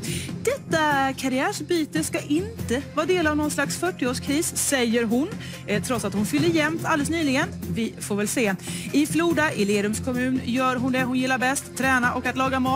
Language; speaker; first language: Swedish; native; Swedish